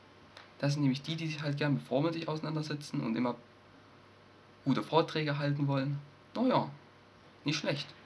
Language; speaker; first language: German; native; German